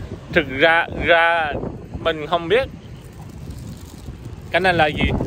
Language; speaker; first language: Vietnamese; non-native, learner; English